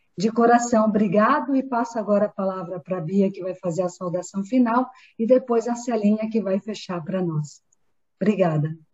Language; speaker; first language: Portuguese; native; Portuguese